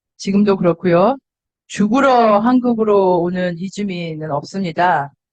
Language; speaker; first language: Korean; native; Korean